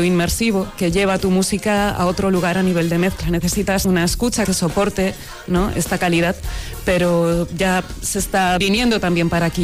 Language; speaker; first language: Spanish; non-native, local second language; Galician